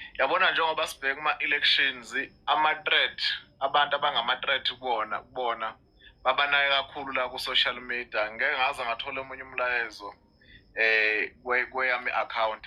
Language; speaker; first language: Zulu; native; Zulu